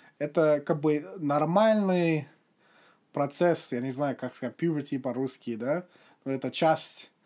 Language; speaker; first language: Russian; non-native, fluent; English